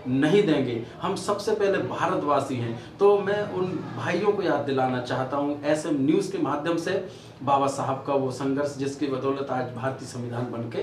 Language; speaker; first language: Hindi; native; Hindi